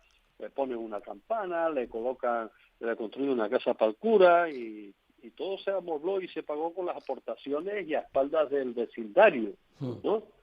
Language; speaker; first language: Spanish; native; Spanish